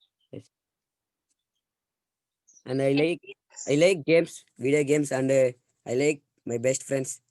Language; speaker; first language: English; non-native, learner; Telugu